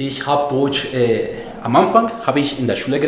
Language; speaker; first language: German; non-native, fluent; Spanish